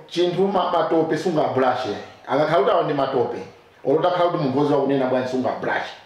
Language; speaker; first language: Nyanja; non-native, local second language; Tumbuka